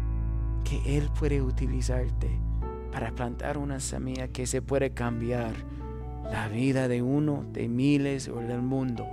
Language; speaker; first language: Spanish; non-native, fluent; English